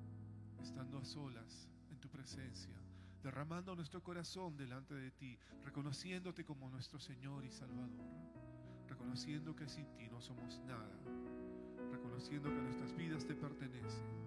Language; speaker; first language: Spanish; native; Spanish